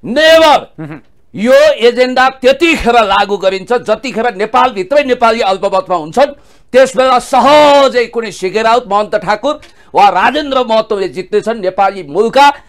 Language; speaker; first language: Nepali; native; Nepali